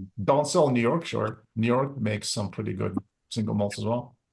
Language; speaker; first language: English; native; English